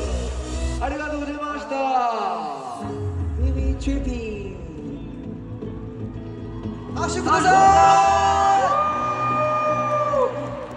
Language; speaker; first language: Japanese; non-native, learner; Korean